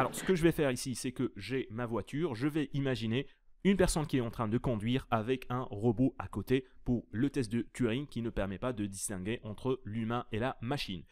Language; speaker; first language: French; native; French